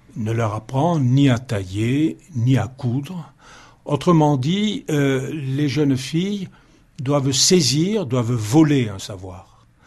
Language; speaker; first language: French; native; French